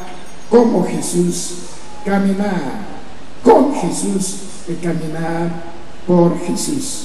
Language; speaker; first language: Spanish; non-native, fluent; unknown